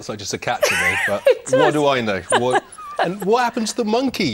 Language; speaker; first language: English; native; English